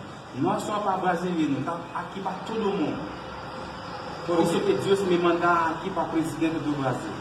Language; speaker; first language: Portuguese; non-native, learner; Haitian Creole